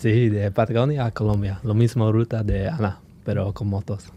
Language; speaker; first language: Spanish; non-native, learner; English